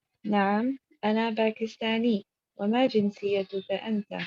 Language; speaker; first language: Arabic; non-native, learner; Urdu